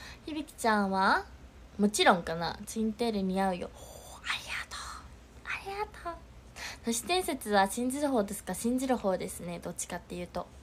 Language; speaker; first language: Japanese; native; Japanese